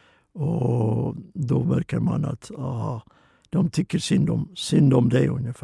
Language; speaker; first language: Swedish; non-native, fluent; Oromo